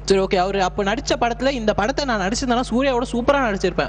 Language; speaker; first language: Tamil; native; Tamil